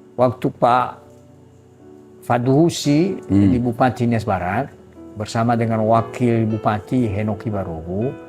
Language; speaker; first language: Indonesian; non-native, local second language; Nias